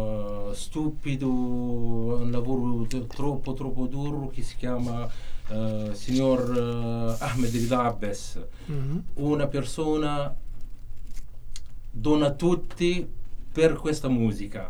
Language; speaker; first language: Italian; non-native, learner; Arabic